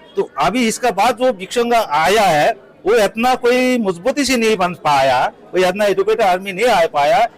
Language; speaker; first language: Hindi; non-native, fluent; Bangla